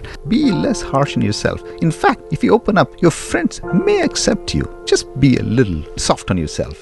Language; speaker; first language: English; non-native, local second language; Tamil